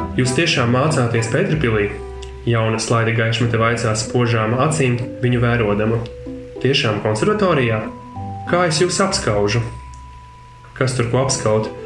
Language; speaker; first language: Latvian; non-native, local second language; Russian